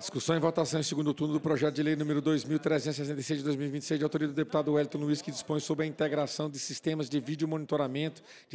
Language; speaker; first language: Portuguese; native; Portuguese